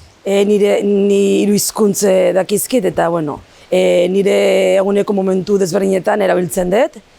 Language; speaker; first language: Basque; non-native, local second language; Arabic